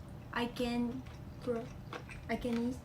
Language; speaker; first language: English; non-native, learner; Vietnamese